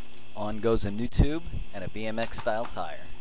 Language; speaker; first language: English; native; English